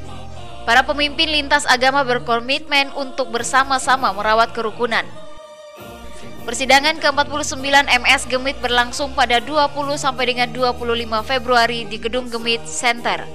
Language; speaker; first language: Indonesian; native; Indonesian